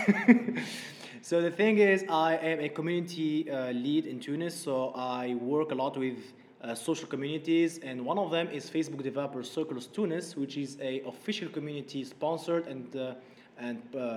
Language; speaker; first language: English; non-native, fluent; Arabic